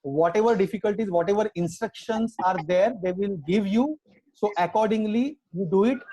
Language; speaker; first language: English; non-native, local second language; Marathi